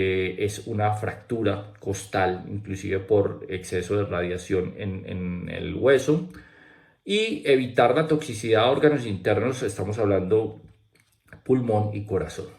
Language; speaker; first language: Spanish; native; Spanish